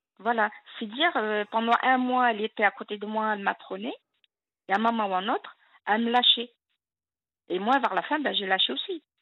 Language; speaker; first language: French; non-native, local second language; Arabic